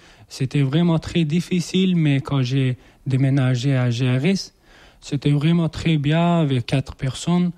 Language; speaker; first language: French; non-native, learner; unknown